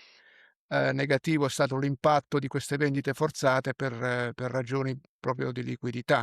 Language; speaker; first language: Italian; native; Italian